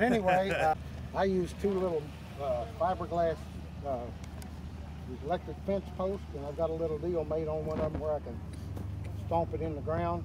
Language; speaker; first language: English; native; English